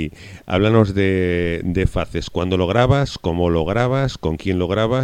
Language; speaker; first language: Spanish; native; Spanish